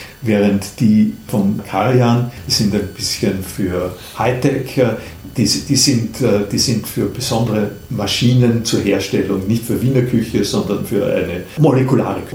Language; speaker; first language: German; native; German